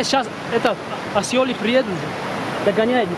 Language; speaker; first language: Russian; non-native, learner; Tajik